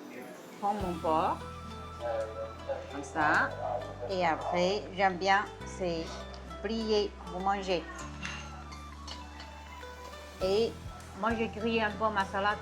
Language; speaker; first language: French; non-native, fluent; Chinese